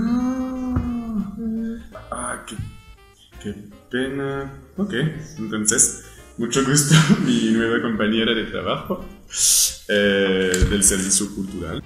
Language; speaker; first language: Spanish; non-native, fluent; French